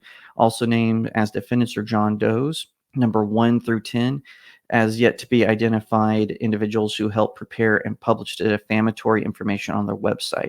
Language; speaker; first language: English; native; English